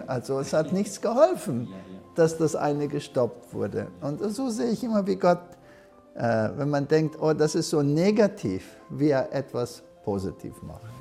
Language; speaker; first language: German; early bilingual, heritage; German